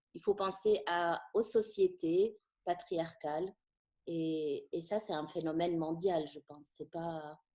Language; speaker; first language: French; non-native, local second language; Arabic